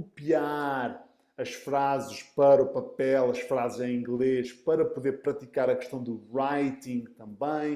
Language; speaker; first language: Portuguese; early bilingual, heritage; Portuguese